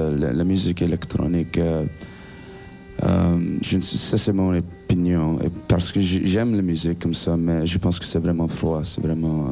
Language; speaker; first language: French; non-native, learner; English